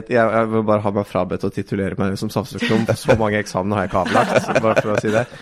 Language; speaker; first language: Norwegian; native; Norwegian